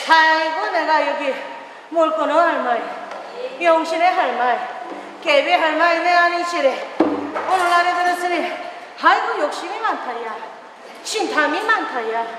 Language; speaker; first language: Korean; native; Korean